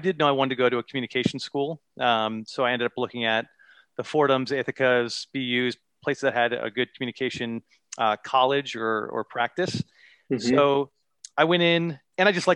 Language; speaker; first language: English; native; English